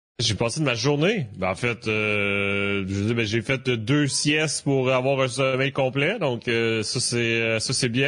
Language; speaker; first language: French; native; French